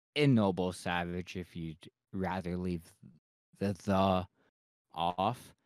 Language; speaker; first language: English; native; English